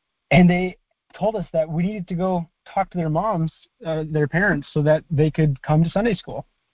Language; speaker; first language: English; native; English